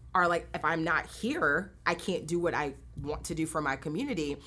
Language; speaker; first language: English; native; English